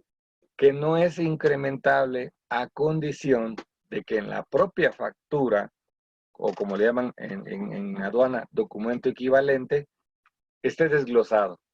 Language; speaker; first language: Spanish; native; Spanish